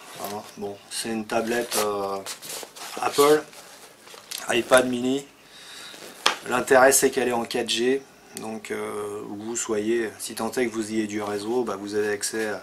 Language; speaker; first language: French; native; French